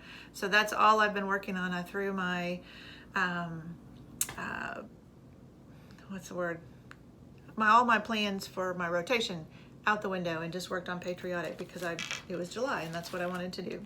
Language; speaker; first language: English; native; English